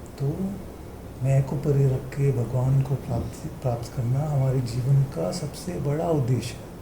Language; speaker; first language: Hindi; early bilingual, heritage; Hindi